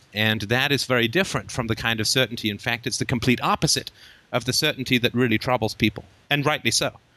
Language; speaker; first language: English; native; English